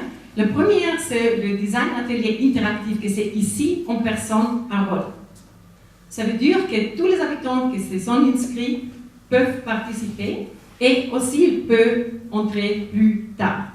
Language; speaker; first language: French; non-native, fluent; Spanish